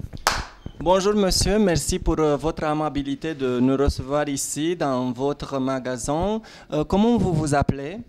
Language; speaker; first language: French; non-native, learner; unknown